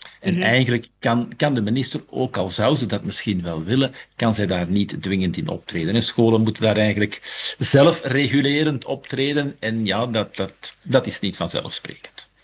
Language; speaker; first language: Dutch; native; Dutch